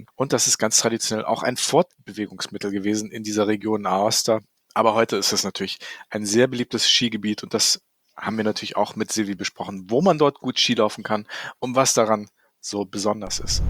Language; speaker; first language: German; native; German